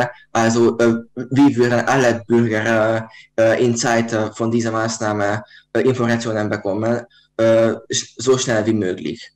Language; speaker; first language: German; non-native, learner; Hungarian